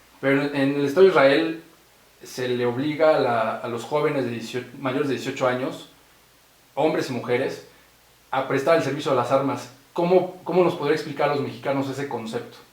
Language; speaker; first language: Spanish; native; Spanish